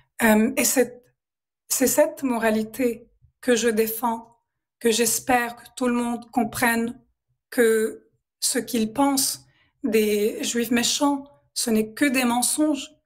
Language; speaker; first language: French; non-native, local second language; Arabic